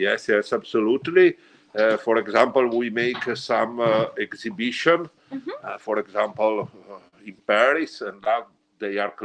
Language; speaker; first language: English; non-native, learner; Italian